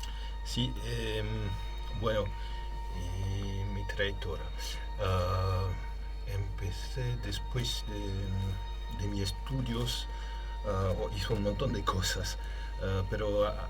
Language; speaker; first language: Spanish; non-native, learner; French